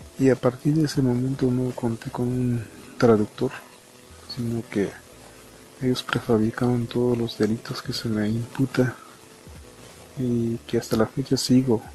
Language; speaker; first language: Spanish; non-native, local second language; Tzotzil